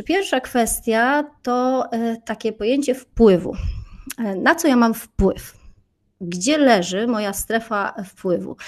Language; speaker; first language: Polish; native; Polish